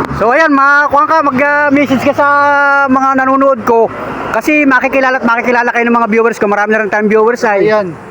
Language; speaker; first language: Filipino; native; Filipino